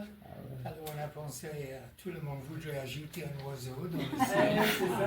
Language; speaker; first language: French; non-native, fluent; English